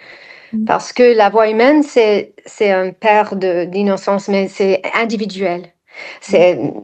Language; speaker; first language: French; non-native, fluent; English